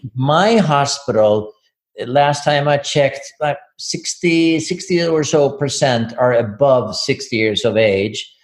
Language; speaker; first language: English; non-native, fluent; Swedish